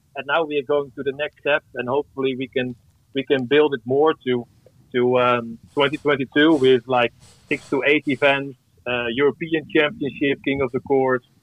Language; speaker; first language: English; non-native, fluent; Dutch